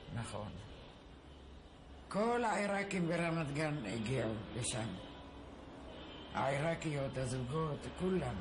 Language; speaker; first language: Hebrew; non-native, fluent; Arabic